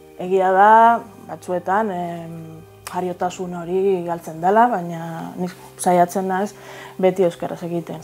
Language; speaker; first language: Basque; non-native, fluent; Spanish